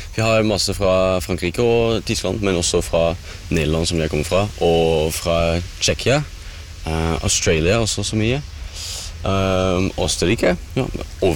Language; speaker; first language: Norwegian; non-native, learner; Dutch